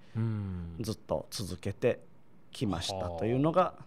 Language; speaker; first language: Japanese; native; Japanese